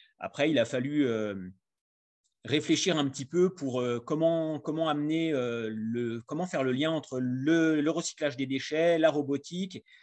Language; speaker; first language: French; native; French